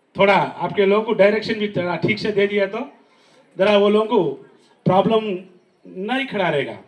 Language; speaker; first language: Hindi; non-native, local second language; Lambadi